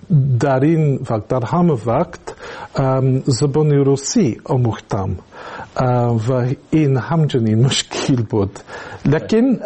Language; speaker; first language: Tajik; non-native, learner; English